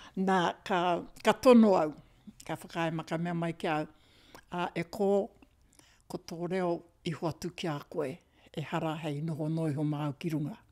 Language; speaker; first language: Māori; native; Māori